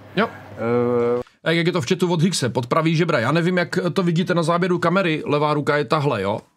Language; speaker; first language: Czech; native; Czech